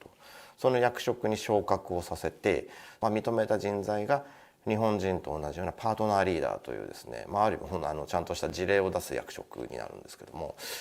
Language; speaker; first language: Japanese; native; Japanese